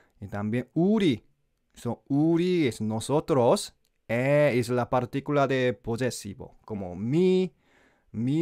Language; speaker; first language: Spanish; non-native, learner; Korean